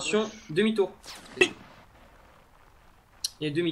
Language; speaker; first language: French; native; French